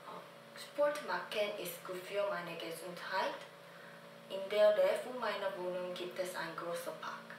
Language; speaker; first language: German; non-native, learner; Korean